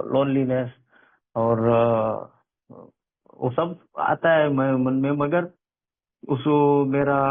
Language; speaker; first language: Hindi; non-native, local second language; Kannada